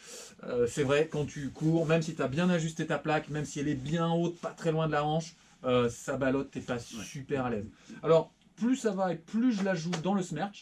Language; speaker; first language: French; native; French